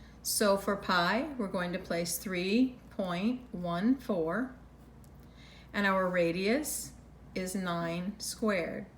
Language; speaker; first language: English; native; English